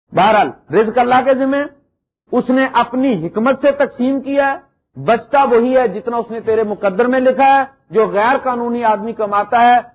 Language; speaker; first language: Urdu; non-native, local second language; Punjabi